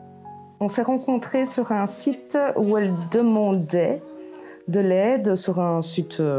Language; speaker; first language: French; native; French